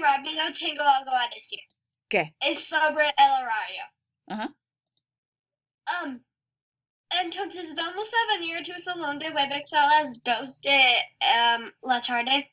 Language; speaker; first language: Spanish; non-native, learner; English